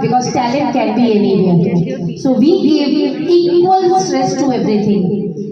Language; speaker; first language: English; non-native, local second language; Bangla